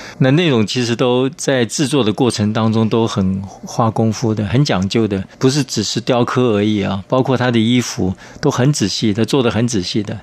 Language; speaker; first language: Chinese; native; Chinese